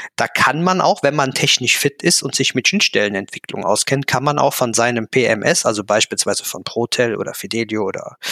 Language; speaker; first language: German; native; German